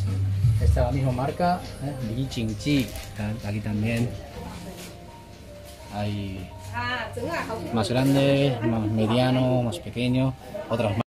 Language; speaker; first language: Spanish; non-native, fluent; Chinese